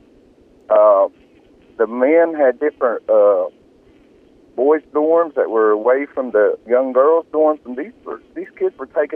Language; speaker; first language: English; early bilingual, other home language; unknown